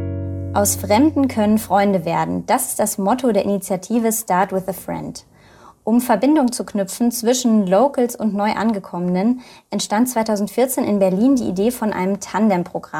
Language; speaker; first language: German; native; German